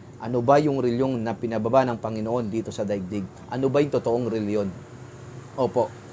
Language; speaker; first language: Filipino; native; Filipino